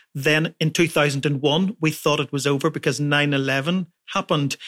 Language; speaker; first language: English; native; English